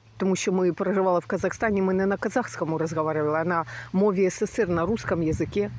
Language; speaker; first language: Ukrainian; early bilingual, other home language; Russian